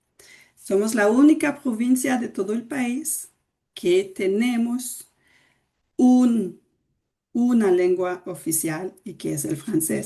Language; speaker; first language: Spanish; non-native, fluent; French